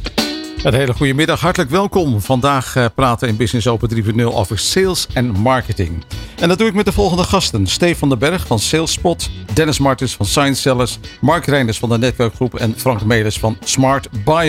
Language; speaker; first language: Dutch; native; Dutch